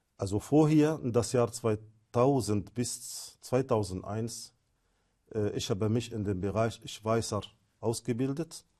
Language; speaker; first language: German; non-native, fluent; Arabic